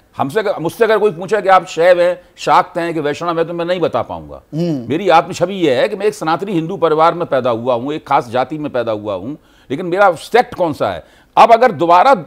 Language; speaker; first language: Hindi; native; Hindi